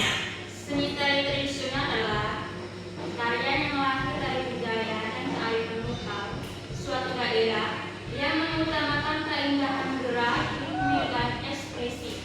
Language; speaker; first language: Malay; non-native, local second language; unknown